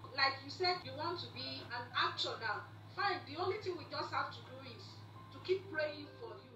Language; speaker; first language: English; native; English